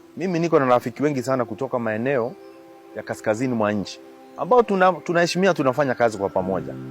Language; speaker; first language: Swahili; non-native, local second language; Kikuyu